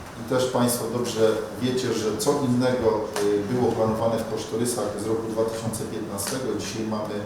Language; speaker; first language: Polish; native; Polish